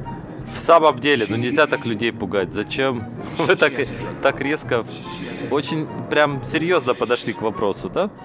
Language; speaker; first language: Russian; native; Russian